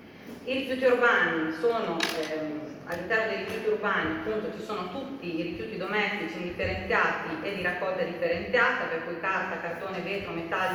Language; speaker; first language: Italian; native; Italian